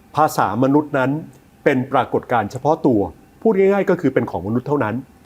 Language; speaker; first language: Thai; native; Thai